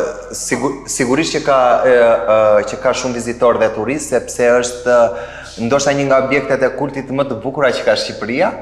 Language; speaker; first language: Albanian; native; Albanian